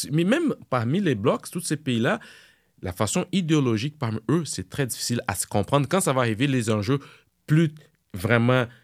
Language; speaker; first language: French; non-native, fluent; Portuguese